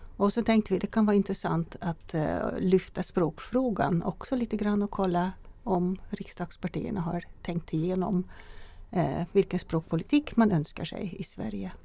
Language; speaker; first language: Swedish; native; Swedish